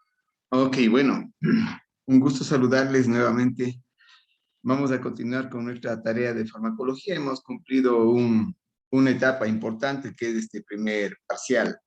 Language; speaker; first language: Spanish; native; Spanish